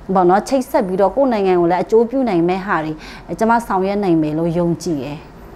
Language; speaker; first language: Burmese; non-native, local second language; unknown